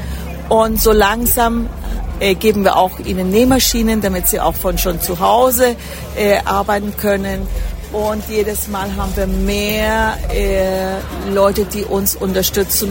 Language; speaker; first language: German; early bilingual, heritage; German